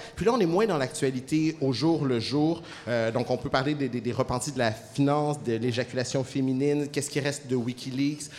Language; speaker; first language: French; native; French